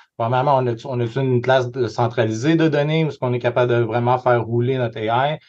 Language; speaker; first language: French; native; French